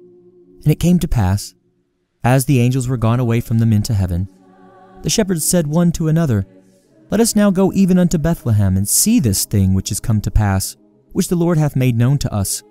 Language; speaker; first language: English; native; English